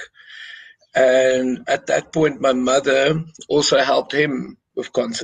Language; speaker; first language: English; non-native, local second language; Afrikaans